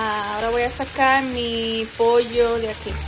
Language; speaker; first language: Spanish; early bilingual, heritage; Spanish